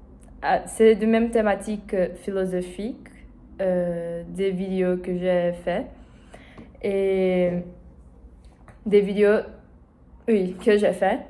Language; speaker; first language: French; non-native, learner; Portuguese